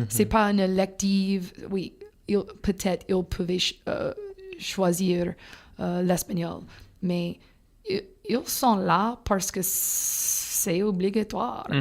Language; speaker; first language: French; non-native, fluent; English